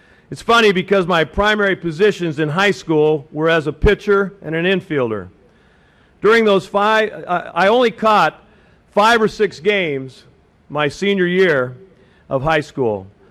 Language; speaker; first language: English; native; English